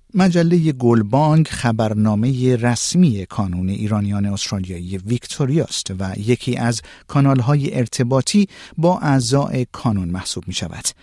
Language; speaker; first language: Persian; native; Persian